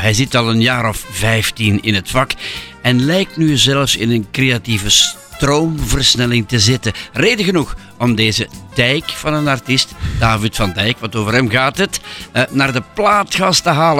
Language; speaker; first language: Dutch; native; Dutch